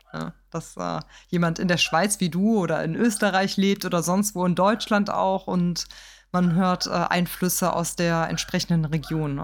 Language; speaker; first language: German; native; German